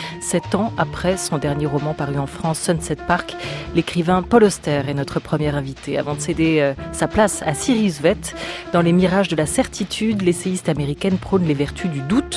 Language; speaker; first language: French; native; French